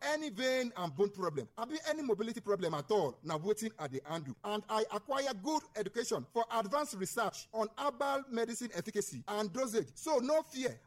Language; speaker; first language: Nigerian Pidgin; non-native, local second language; Igbo